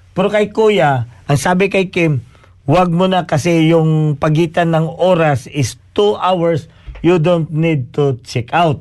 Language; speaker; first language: Filipino; native; Filipino